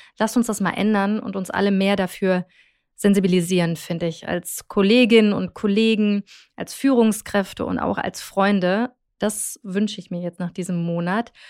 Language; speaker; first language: German; native; German